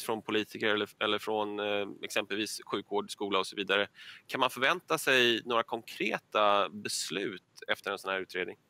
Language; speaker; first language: Swedish; native; Swedish